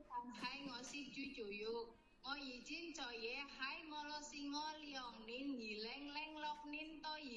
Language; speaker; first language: Cantonese; non-native, learner; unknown